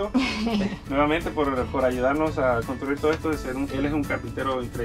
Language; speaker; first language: Spanish; native; Spanish